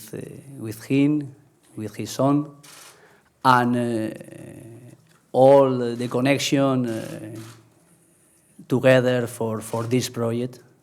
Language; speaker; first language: English; non-native, learner; Spanish